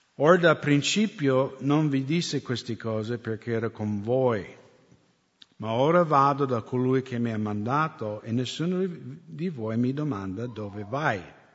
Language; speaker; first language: Italian; non-native, fluent; English